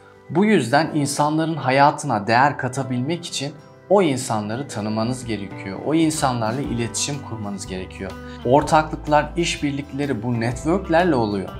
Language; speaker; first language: Turkish; native; Turkish